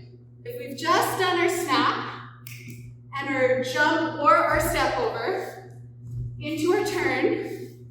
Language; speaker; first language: English; native; English